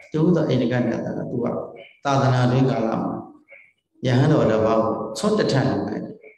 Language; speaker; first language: Burmese; native; Burmese